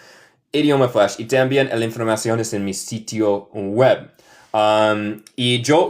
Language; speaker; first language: Spanish; non-native, fluent; English